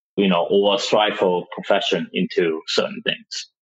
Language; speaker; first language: English; non-native, local second language; Cantonese